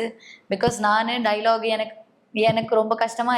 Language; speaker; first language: Tamil; non-native, learner; Malayalam